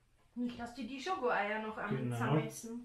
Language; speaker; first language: German; native; German